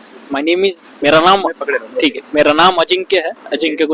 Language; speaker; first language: Hindi; native; Hindi